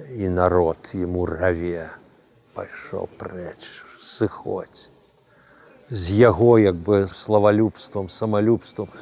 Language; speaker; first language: Belarusian; non-native, local second language; Russian